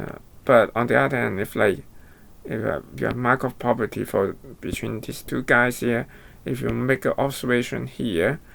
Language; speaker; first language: English; non-native, fluent; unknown